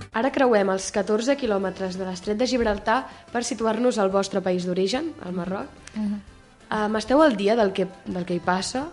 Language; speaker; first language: Catalan; native; Catalan